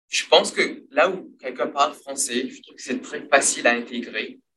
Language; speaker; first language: French; non-native, local second language; Morisyen